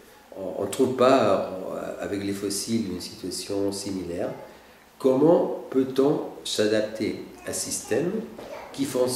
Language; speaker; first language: French; non-native, fluent; Spanish